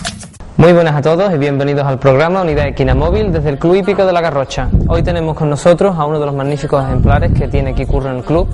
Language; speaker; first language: Spanish; native; Spanish